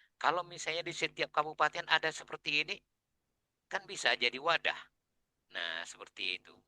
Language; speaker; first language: Indonesian; non-native, local second language; Batak Toba